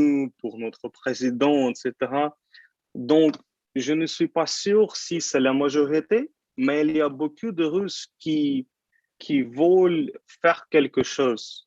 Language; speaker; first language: French; non-native, learner; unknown